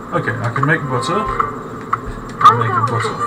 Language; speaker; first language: English; native; English